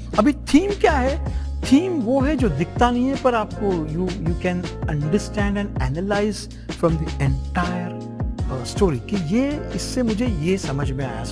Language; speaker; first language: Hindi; non-native, local second language; Marathi